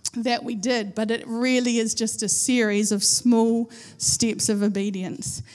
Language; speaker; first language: English; native; English